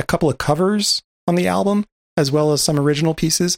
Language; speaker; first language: English; native; English